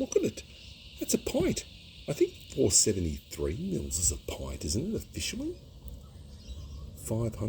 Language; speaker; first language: English; native; English